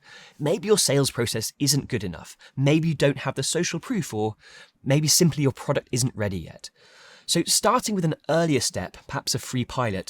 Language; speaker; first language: English; native; English